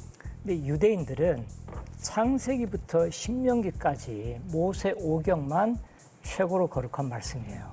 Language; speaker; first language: Korean; native; Korean